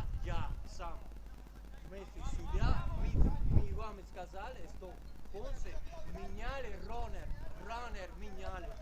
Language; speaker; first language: Russian; early bilingual, heritage; Spanish